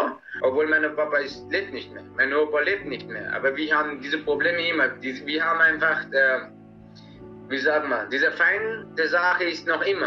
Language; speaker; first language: German; non-native, learner; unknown